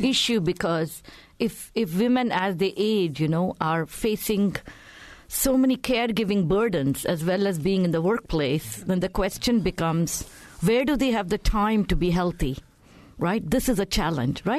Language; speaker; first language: English; non-native, local second language; Tamil